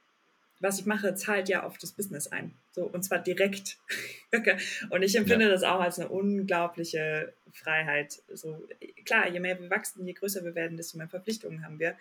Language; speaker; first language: German; native; German